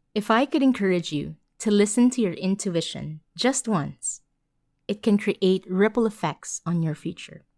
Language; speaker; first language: English; non-native, local second language; Filipino